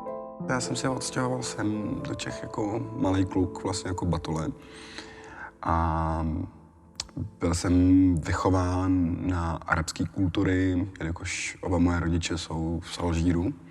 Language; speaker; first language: Czech; early bilingual, other home language; Arabic